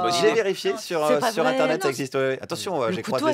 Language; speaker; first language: French; native; French